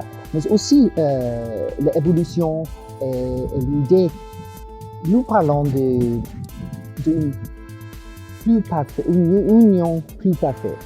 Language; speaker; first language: French; non-native, fluent; English